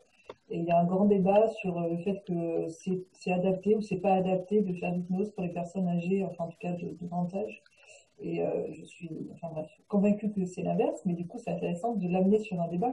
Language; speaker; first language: French; native; French